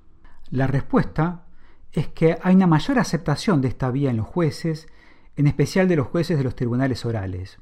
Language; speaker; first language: Spanish; native; Spanish